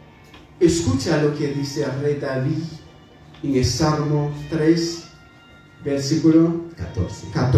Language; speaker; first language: Spanish; non-native, fluent; Haitian Creole